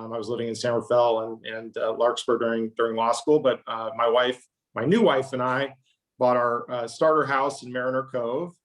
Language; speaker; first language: English; native; English